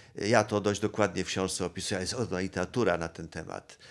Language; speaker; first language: Polish; native; Polish